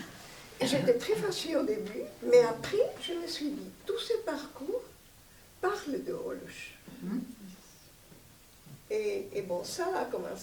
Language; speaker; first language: French; non-native, fluent; Spanish